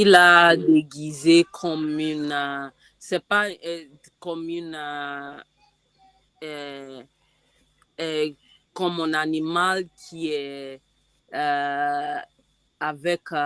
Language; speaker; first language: French; non-native, learner; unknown